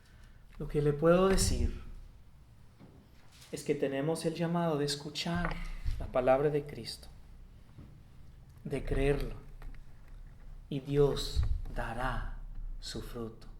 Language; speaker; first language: Spanish; non-native, fluent; English